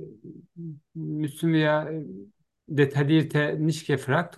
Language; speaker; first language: German; non-native, learner; Turkish